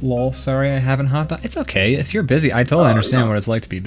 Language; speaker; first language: English; native; English